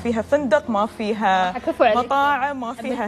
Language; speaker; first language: Arabic; native; Arabic